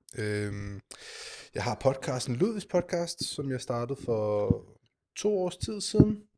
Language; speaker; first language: Danish; native; Danish